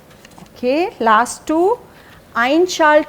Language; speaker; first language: German; non-native, fluent; Hindi